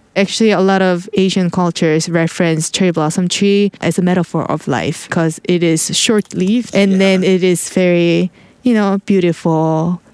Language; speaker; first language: English; non-native, fluent; Korean